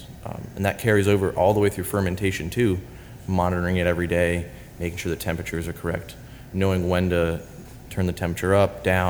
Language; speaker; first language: English; native; English